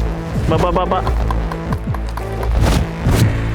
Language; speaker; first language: Indonesian; native; Indonesian